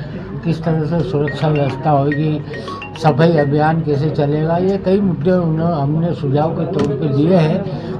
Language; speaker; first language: Hindi; native; Hindi